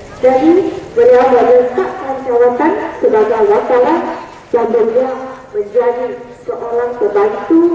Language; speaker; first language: Malay; non-native, local second language; Chinese